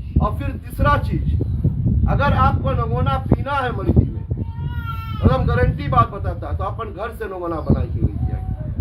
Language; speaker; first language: Hindi; native; Hindi